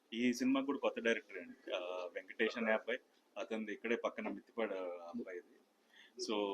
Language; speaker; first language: Telugu; native; Telugu